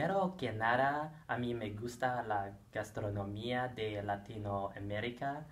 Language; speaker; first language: Spanish; non-native, learner; English